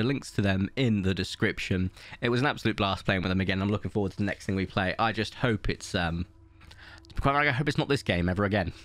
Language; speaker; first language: English; native; English